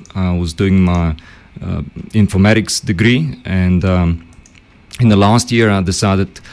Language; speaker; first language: English; early bilingual, other home language; Bulgarian